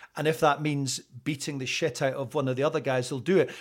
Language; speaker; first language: English; native; English